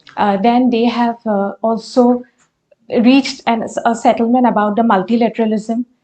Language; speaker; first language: English; non-native, local second language; Assamese